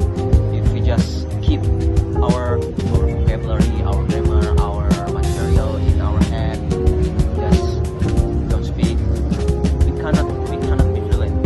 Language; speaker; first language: English; non-native, learner; Indonesian